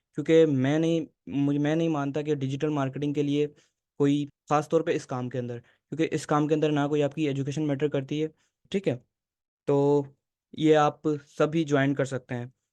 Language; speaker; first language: Urdu; native; Urdu